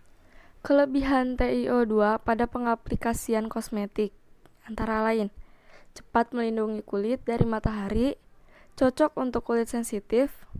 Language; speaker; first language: Indonesian; native; Indonesian